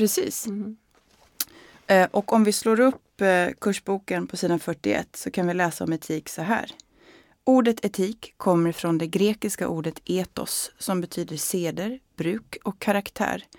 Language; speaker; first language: Swedish; native; Swedish